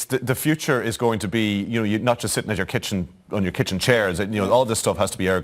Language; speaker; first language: English; native; English